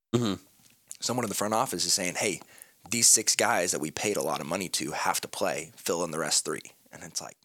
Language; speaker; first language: English; native; English